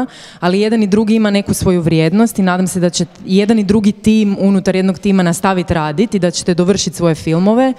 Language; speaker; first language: Croatian; native; Croatian